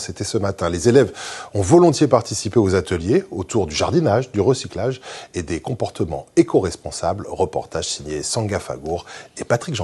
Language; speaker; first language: French; native; French